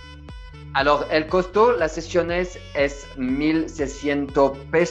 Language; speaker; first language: Spanish; non-native, learner; French